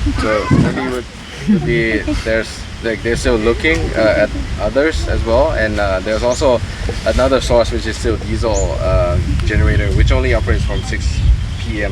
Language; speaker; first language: English; non-native, fluent; Thai